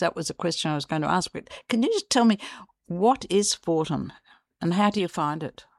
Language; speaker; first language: English; native; English